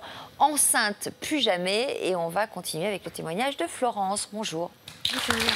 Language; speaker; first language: French; native; French